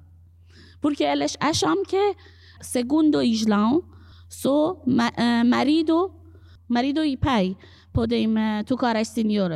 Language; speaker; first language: Portuguese; non-native, fluent; Persian